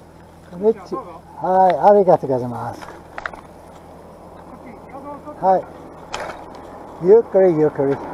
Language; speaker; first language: Japanese; non-native, learner; English